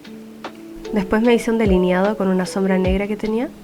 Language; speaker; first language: Spanish; native; Spanish